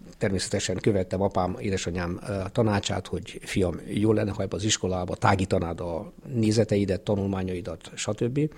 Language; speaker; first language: Hungarian; early bilingual, heritage; Hungarian